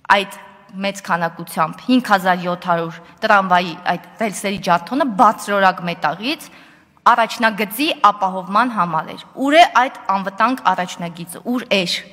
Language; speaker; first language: Armenian; native; Armenian